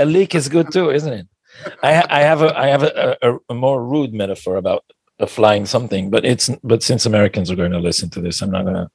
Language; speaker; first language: English; non-native, fluent; Hebrew